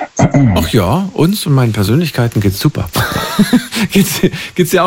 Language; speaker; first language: German; native; German